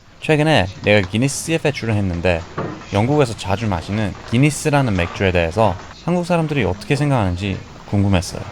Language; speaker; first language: Korean; non-native, fluent; English